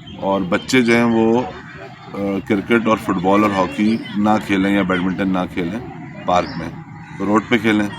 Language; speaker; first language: Urdu; native; Urdu